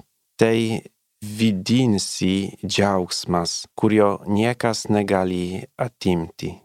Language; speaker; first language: Lithuanian; non-native, learner; Polish